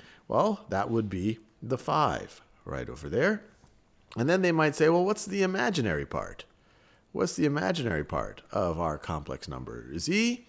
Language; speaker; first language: English; native; English